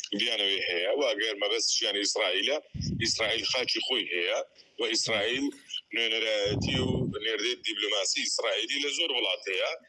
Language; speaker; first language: Central Kurdish; native; Central Kurdish